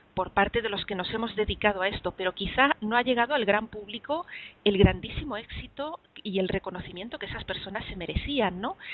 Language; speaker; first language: Spanish; native; Spanish